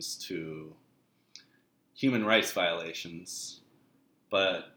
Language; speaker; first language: English; native; English